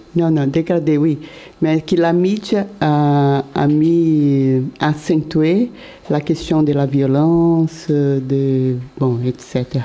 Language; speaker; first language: French; non-native, learner; Portuguese